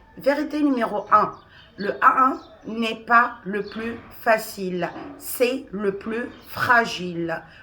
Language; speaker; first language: French; non-native, local second language; Arabic